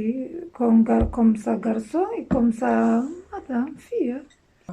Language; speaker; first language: French; non-native, learner; Spanish